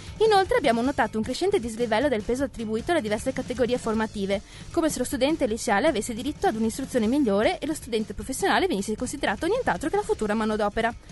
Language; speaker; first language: Italian; native; Italian